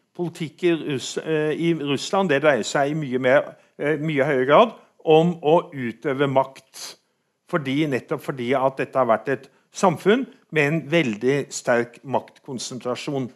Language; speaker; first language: Norwegian; native; Norwegian